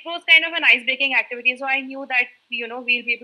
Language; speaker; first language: English; non-native, local second language; Hindi